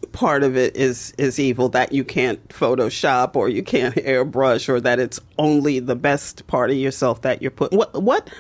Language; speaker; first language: English; native; English